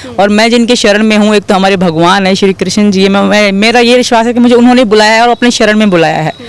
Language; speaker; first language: Urdu; non-native, local second language; Sindhi